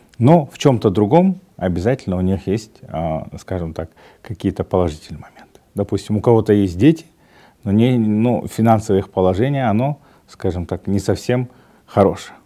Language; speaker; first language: Russian; non-native, local second language; Kazakh